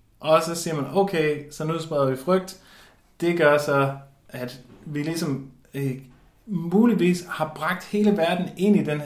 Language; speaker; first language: Danish; native; Danish